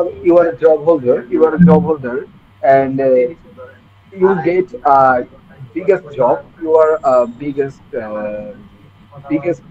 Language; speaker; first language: English; non-native, learner; Bangla